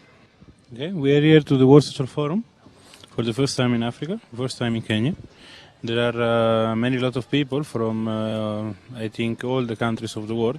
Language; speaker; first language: English; non-native, learner; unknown